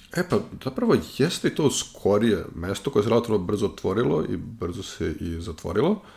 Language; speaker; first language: Serbian; native; Serbian